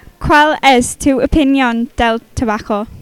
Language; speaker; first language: Spanish; non-native, learner; English